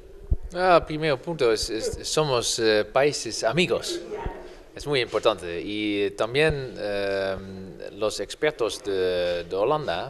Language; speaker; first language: Spanish; non-native, fluent; Dutch